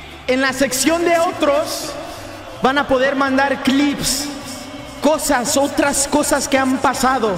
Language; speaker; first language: Spanish; native; Spanish